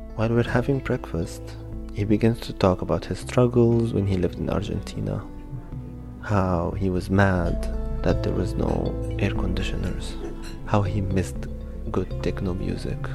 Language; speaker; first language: English; non-native, fluent; Arabic